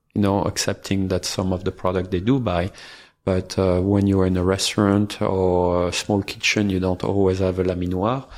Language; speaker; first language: English; non-native, fluent; French